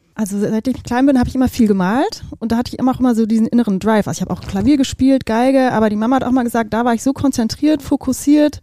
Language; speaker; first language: German; early bilingual, other home language; Dutch